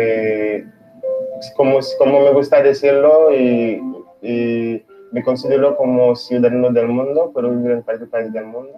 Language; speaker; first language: Spanish; non-native, local second language; Haitian Creole